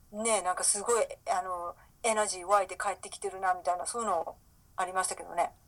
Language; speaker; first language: Japanese; native; Japanese